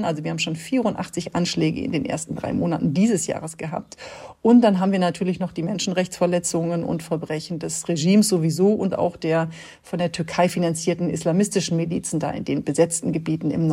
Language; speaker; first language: German; native; German